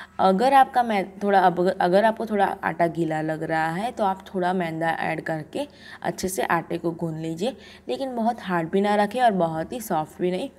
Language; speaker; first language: Hindi; non-native, local second language; Gujarati